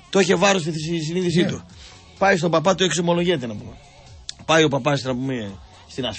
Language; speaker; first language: Greek; native; Greek